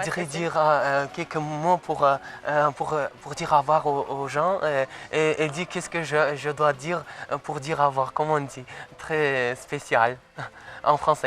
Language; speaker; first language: French; non-native, fluent; Azerbaijani